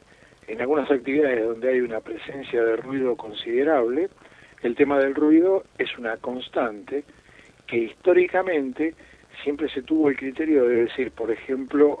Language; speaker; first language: Spanish; native; Spanish